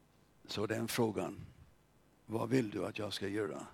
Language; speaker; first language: Swedish; non-native, fluent; English